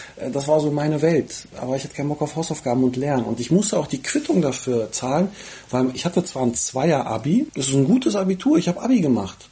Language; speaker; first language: German; early bilingual, other home language; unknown